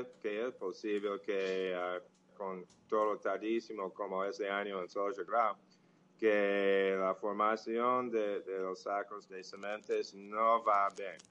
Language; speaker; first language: Portuguese; non-native, fluent; English